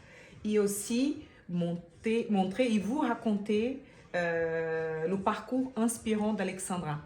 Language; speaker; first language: French; non-native, fluent; Portuguese